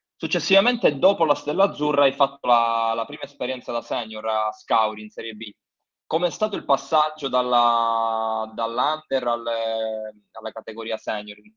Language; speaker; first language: Italian; native; Italian